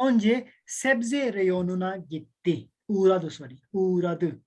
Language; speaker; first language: Turkish; non-native, fluent; Urdu